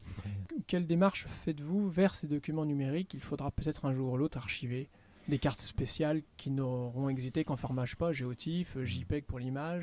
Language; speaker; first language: French; native; French